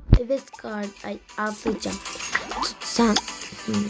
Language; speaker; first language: Turkish; native; Turkish